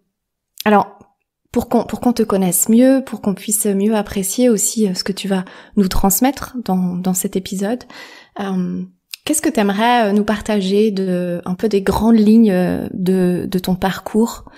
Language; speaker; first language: French; native; French